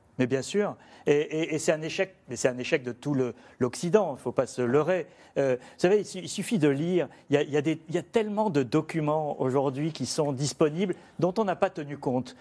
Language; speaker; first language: French; native; French